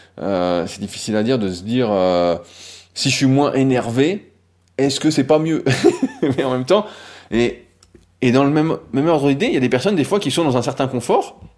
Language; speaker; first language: French; native; French